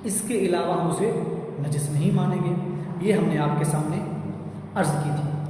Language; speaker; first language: Urdu; non-native, local second language; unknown